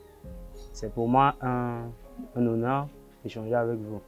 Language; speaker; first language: French; non-native, local second language; Sango